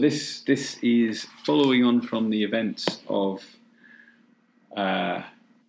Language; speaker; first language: English; native; English